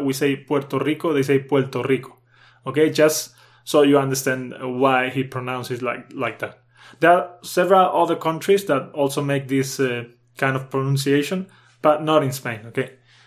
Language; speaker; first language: English; non-native, fluent; Spanish